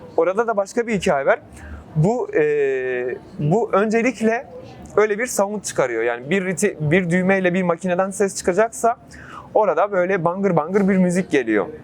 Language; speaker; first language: Turkish; non-native, local second language; Kurdish